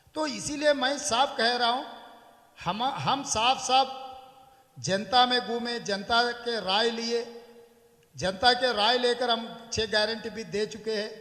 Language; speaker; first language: Hindi; non-native, local second language; Telugu